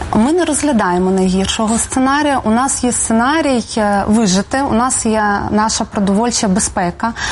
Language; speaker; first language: Ukrainian; native; Ukrainian